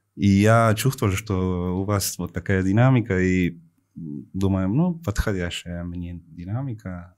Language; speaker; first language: Russian; non-native, fluent; Spanish